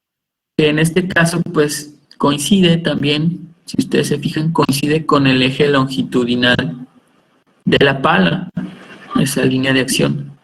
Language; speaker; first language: Spanish; native; Spanish